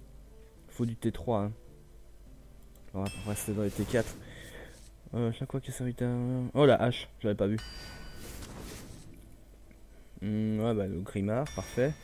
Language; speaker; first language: French; native; French